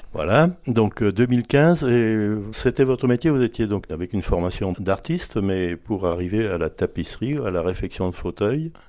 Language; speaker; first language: French; native; French